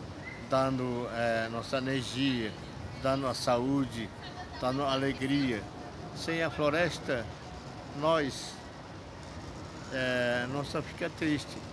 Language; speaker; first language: Portuguese; non-native, local second language; Yanomámi